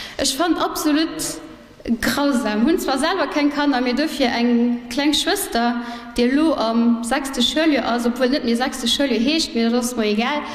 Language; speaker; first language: Luxembourgish; early bilingual, other home language; Portuguese